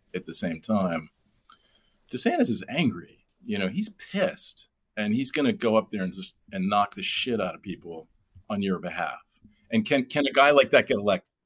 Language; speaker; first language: English; native; English